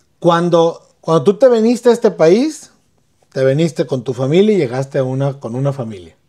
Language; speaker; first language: Spanish; native; Spanish